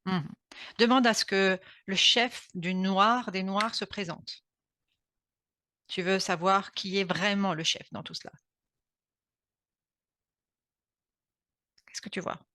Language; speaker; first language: French; native; French